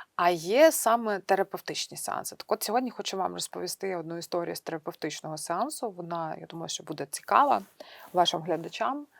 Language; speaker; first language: Ukrainian; native; Ukrainian